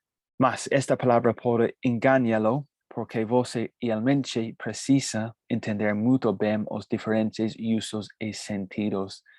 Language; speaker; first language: Portuguese; non-native, fluent; Spanish